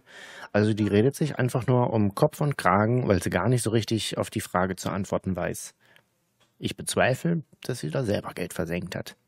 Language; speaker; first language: German; native; German